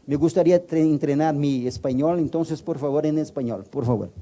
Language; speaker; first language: Spanish; non-native, learner; Portuguese